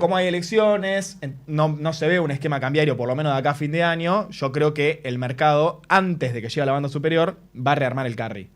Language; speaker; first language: Spanish; native; Spanish